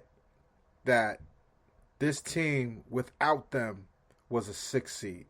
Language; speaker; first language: English; native; English